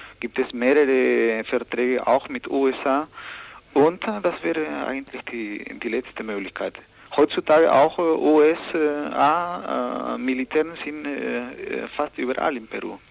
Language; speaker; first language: German; non-native, learner; Spanish